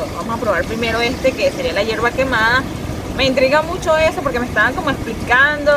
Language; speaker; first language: Spanish; native; Spanish